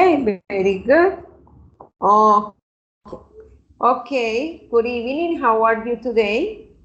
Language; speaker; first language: English; non-native, fluent; Spanish